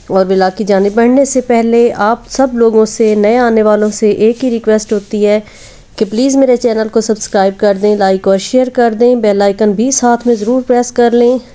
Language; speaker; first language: Urdu; non-native, local second language; Punjabi